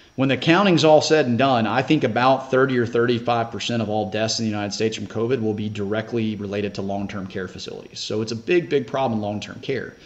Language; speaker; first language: English; native; English